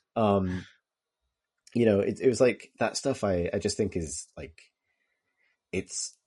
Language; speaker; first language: English; native; English